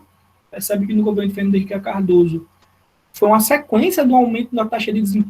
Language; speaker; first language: Portuguese; native; Portuguese